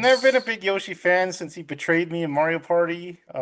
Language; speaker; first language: English; native; English